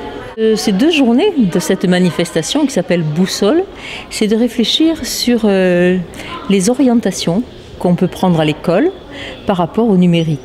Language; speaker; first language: French; native; French